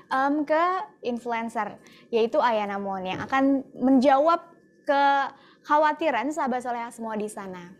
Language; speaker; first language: Indonesian; native; Indonesian